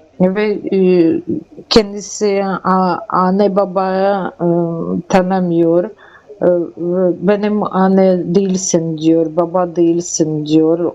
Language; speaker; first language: Turkish; non-native, learner; Russian